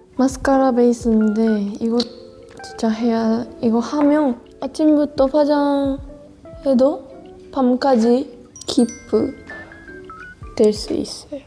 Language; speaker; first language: Korean; non-native, fluent; Japanese